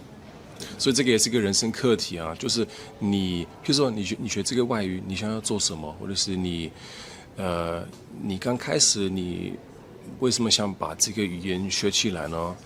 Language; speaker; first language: Chinese; non-native, fluent; German